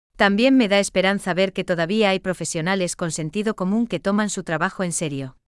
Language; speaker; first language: Spanish; non-native, fluent; German